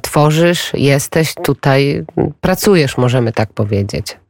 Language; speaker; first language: Polish; native; Polish